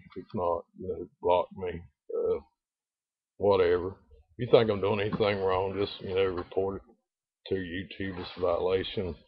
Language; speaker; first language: English; native; English